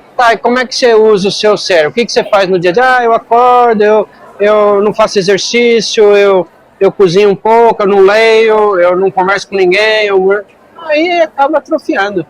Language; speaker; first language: Portuguese; native; Portuguese